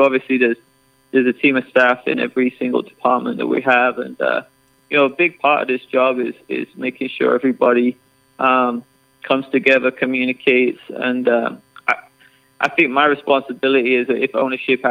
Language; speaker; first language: English; native; English